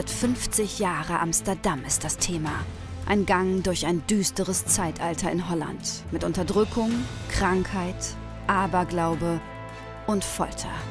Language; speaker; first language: German; native; German